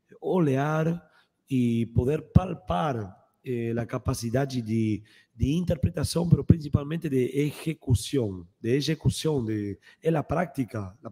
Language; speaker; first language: Portuguese; non-native, learner; Spanish